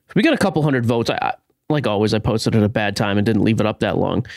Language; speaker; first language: English; native; English